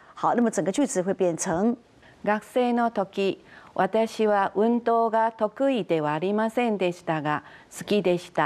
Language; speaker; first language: Japanese; non-native, fluent; Chinese